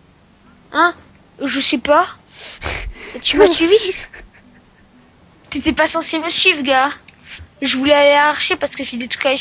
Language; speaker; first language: French; native; French